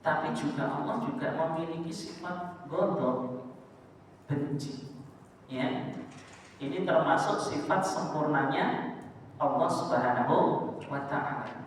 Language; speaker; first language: Indonesian; native; Indonesian